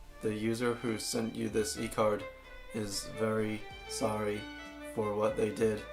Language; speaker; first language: English; native; English